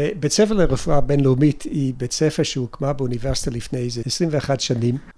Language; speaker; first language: Hebrew; non-native, fluent; English